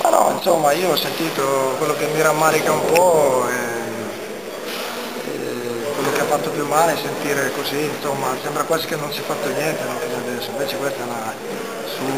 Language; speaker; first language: Italian; native; Italian